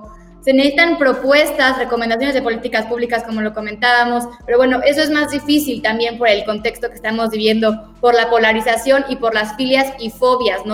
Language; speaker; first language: Spanish; native; Spanish